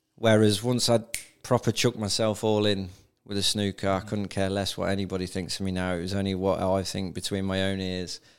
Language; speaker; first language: English; native; English